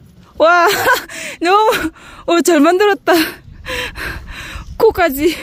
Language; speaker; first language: Korean; non-native, fluent; Filipino